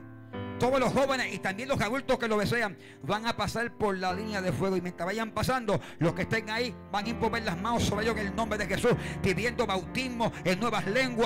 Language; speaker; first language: Spanish; native; Spanish